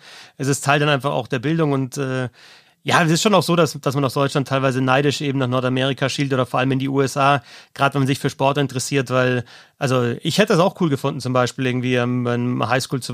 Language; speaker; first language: German; native; German